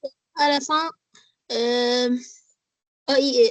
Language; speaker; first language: French; non-native, learner; Arabic